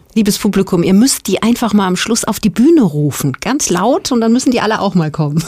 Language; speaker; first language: German; native; German